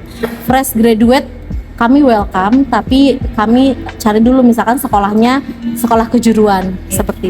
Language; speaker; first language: Indonesian; native; Indonesian